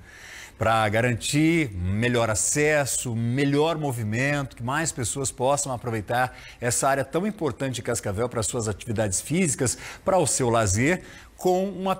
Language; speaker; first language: Portuguese; native; Portuguese